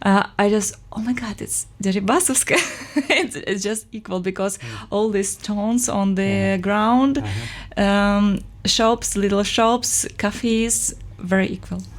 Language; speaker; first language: English; non-native, fluent; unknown